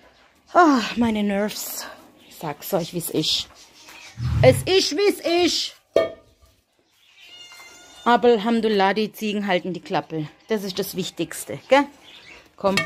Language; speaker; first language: German; native; German